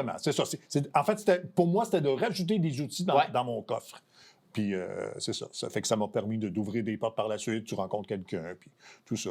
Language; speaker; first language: French; native; French